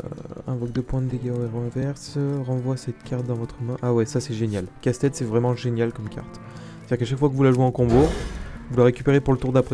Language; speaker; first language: French; native; French